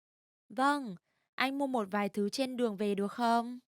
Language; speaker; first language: Vietnamese; native; Vietnamese